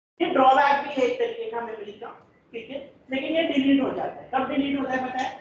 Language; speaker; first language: Hindi; non-native, local second language; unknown